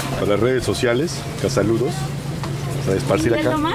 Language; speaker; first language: Spanish; native; Spanish